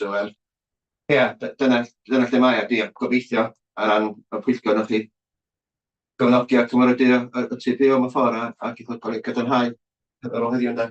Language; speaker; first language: Welsh; native; Welsh